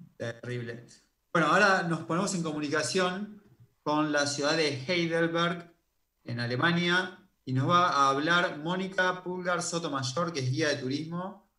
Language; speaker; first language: Spanish; native; Spanish